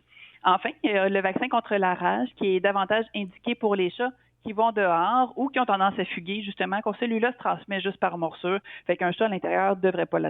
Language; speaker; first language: French; native; French